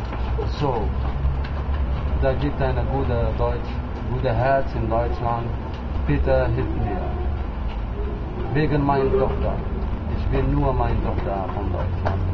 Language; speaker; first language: German; non-native, learner; Arabic